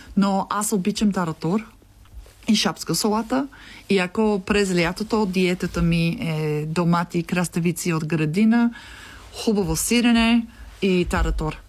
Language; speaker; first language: Bulgarian; non-native, learner; English